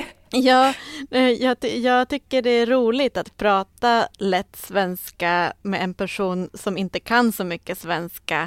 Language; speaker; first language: Swedish; native; Swedish